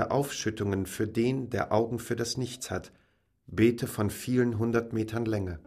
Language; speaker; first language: German; native; German